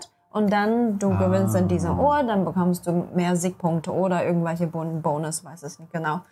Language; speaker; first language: German; non-native, learner; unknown